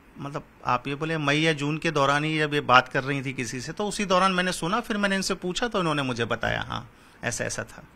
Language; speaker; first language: Hindi; native; Hindi